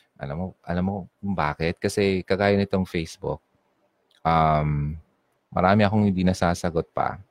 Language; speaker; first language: Filipino; non-native, local second language; Bikol